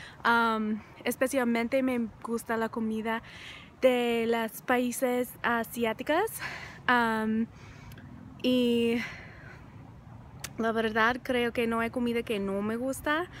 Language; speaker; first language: Spanish; non-native, learner; English